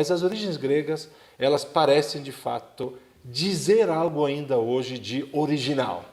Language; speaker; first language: Portuguese; non-native, fluent; Italian